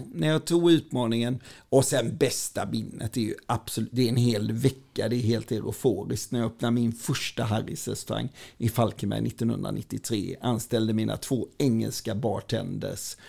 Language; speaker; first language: Swedish; native; Swedish